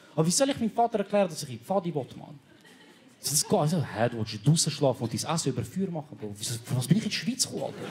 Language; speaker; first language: German; early bilingual, other home language; Croatian